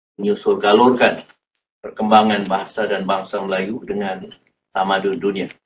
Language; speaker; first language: Malay; native; Malay